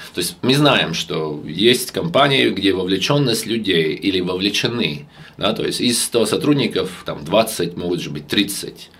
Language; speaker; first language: Russian; non-native, local second language; Latvian